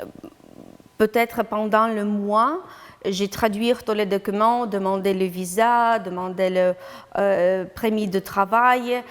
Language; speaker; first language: French; non-native, learner; Ukrainian